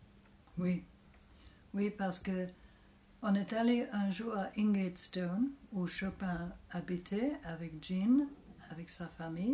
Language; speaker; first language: French; non-native, fluent; English